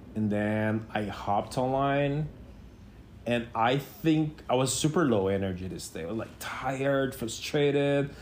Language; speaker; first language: English; non-native, fluent; Portuguese